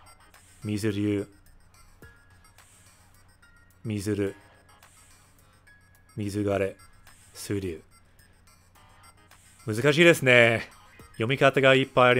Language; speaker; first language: Japanese; non-native, fluent; English